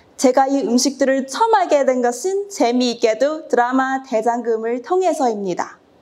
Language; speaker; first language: Korean; non-native, fluent; Cantonese